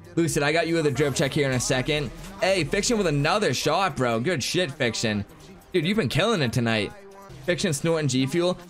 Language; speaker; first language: English; native; English